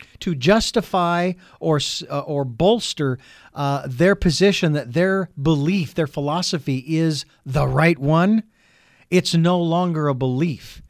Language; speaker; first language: English; native; English